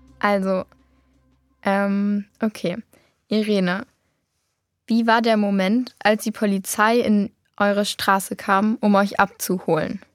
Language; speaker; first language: German; native; German